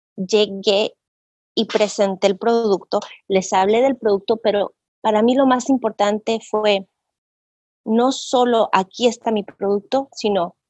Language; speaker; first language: Spanish; native; Spanish